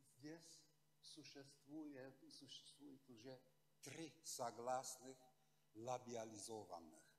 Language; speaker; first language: Russian; non-native, fluent; Hungarian